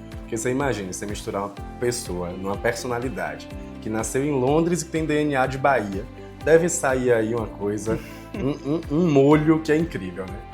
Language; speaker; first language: Portuguese; native; Portuguese